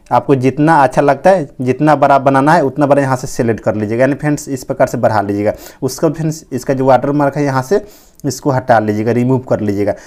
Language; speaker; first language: Hindi; native; Hindi